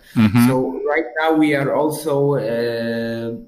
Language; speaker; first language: English; non-native, fluent; Polish